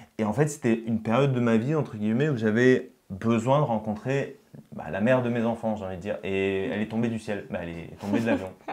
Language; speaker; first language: French; early bilingual, other home language; Russian